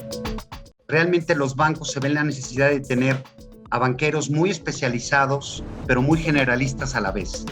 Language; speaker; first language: Spanish; native; Spanish